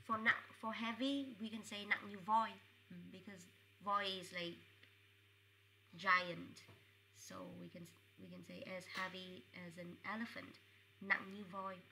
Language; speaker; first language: English; non-native, fluent; Vietnamese